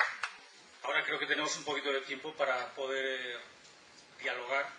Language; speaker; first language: Spanish; native; Spanish